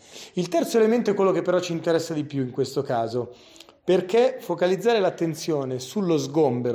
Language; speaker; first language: Italian; native; Italian